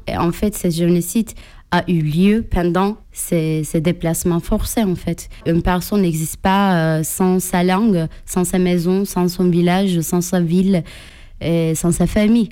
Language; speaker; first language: French; non-native, fluent; Turkish